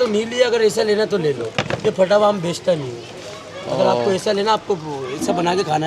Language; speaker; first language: Hindi; early bilingual, other home language; Bangla